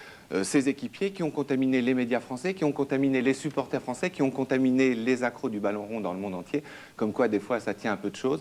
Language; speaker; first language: French; native; French